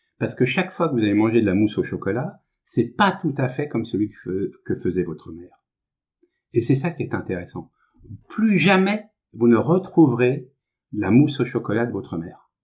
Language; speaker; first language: French; native; French